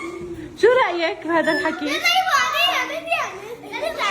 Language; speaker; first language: Arabic; native; Arabic